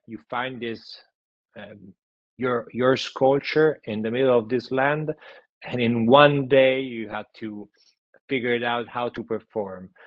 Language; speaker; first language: English; non-native, fluent; Italian